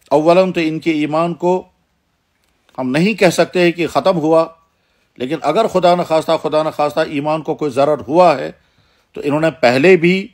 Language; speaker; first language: Urdu; non-native, local second language; Kashmiri